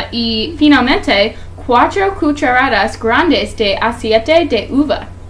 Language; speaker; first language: Spanish; non-native, learner; English